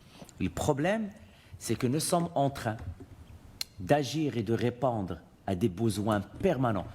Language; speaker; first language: French; native; French